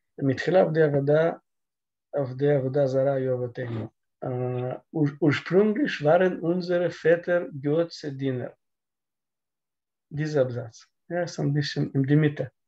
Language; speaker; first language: German; non-native, learner; Russian